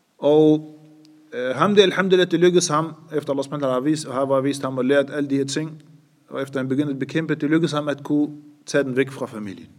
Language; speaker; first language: Danish; non-native, fluent; Arabic